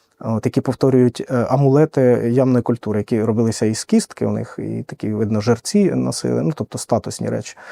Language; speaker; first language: Ukrainian; native; Ukrainian